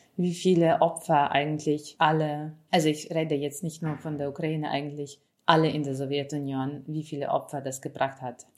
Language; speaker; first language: German; non-native, fluent; Ukrainian